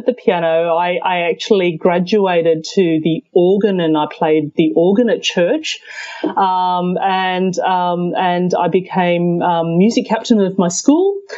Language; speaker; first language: English; early bilingual, other home language; Cantonese